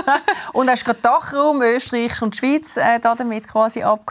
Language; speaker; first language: German; native; German